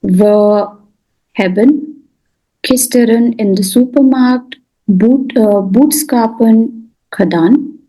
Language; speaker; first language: Dutch; non-native, learner; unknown